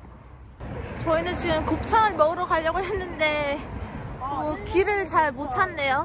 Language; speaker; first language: Korean; early bilingual, heritage; Korean